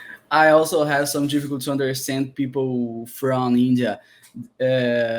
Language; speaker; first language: English; non-native, learner; Portuguese